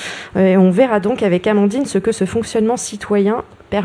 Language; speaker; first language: French; native; French